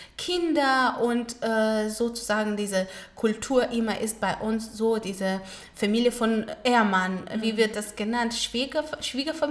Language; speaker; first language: German; non-native, learner; Pashto